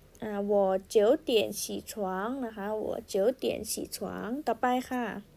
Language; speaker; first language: Chinese; non-native, fluent; Thai